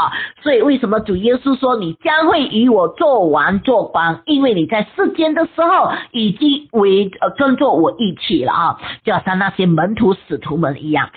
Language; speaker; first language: Chinese; native; Chinese